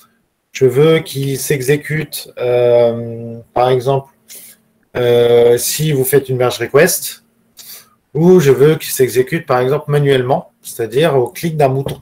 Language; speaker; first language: French; native; French